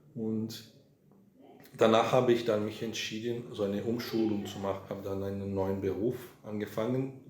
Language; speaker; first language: German; non-native, fluent; Portuguese